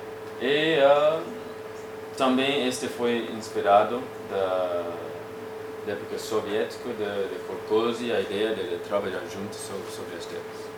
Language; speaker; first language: Portuguese; non-native, fluent; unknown